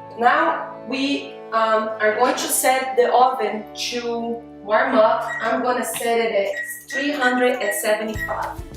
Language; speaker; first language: English; non-native, fluent; Portuguese